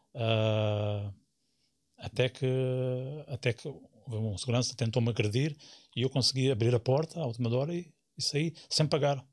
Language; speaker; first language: Portuguese; native; Portuguese